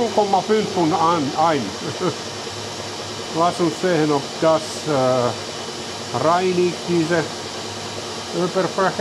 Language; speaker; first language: German; non-native, learner; Finnish